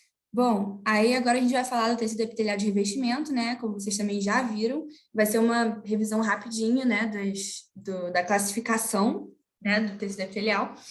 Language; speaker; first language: Portuguese; native; Portuguese